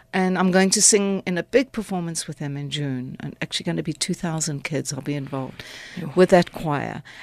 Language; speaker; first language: English; native; English